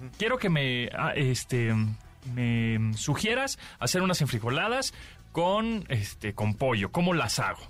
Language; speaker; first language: Spanish; native; Spanish